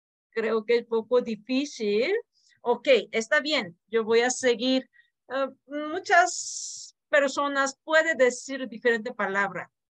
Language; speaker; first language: Spanish; non-native, fluent; Korean